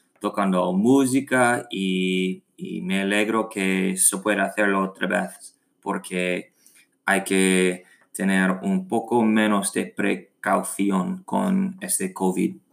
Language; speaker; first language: Spanish; non-native, learner; English